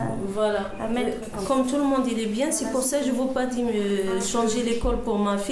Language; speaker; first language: French; non-native, learner; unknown